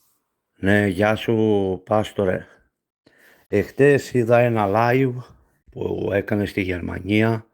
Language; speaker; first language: Greek; non-native, fluent; Bulgarian